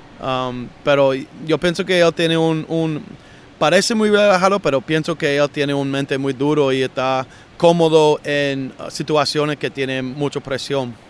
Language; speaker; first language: Spanish; non-native, learner; English